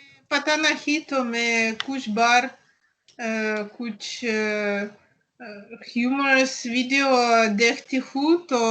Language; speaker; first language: Hindi; non-native, learner; Russian